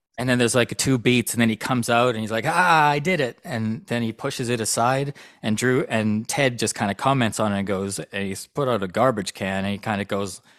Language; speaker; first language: English; native; English